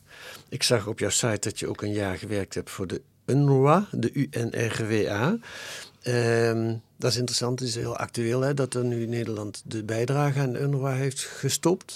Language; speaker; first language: Dutch; native; Dutch